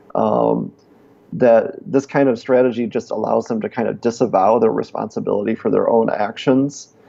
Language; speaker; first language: English; native; English